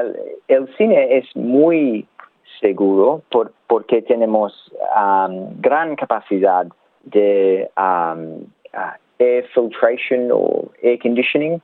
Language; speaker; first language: Spanish; non-native, learner; English